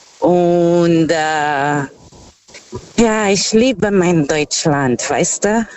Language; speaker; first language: German; non-native, learner; Portuguese